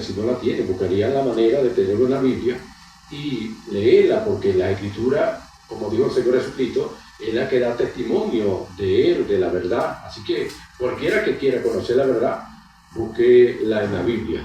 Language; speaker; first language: Spanish; native; Spanish